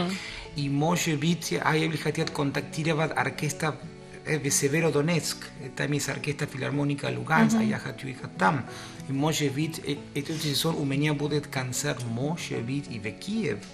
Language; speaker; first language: Russian; non-native, learner; Spanish